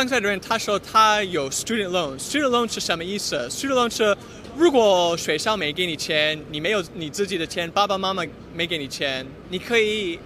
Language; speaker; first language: Chinese; non-native, fluent; English